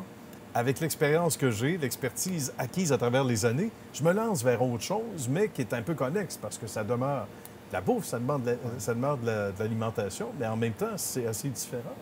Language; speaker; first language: French; native; French